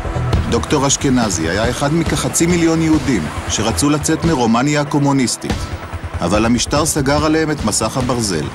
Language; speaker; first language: Hebrew; native; Hebrew